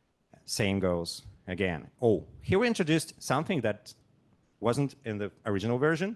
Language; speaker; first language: English; non-native, fluent; Russian